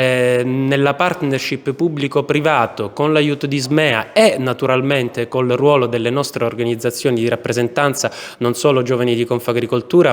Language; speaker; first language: Italian; native; Italian